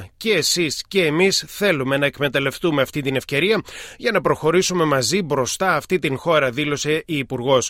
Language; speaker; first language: Greek; native; Greek